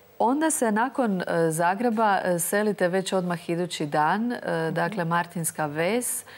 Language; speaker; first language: Croatian; native; Croatian